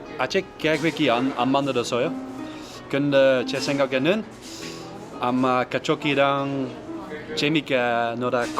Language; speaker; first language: Korean; non-native, learner; Dutch